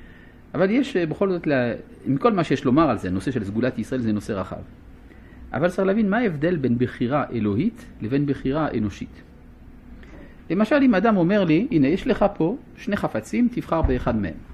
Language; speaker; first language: Hebrew; non-native, fluent; French